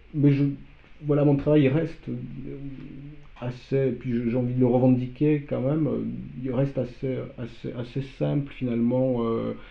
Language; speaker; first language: French; non-native, fluent; Polish